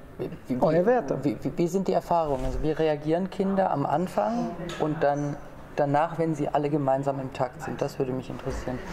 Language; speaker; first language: German; native; German